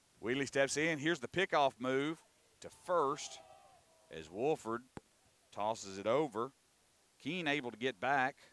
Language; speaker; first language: English; native; English